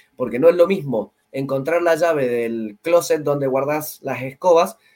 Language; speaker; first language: Spanish; native; Spanish